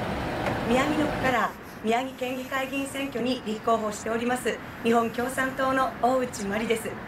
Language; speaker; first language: Japanese; native; Japanese